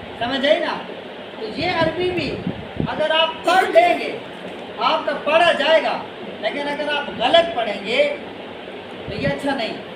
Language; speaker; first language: Urdu; native; Urdu